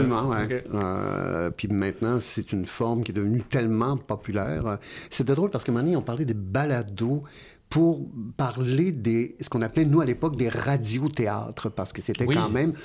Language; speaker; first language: French; native; French